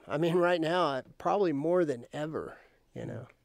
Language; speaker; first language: English; native; English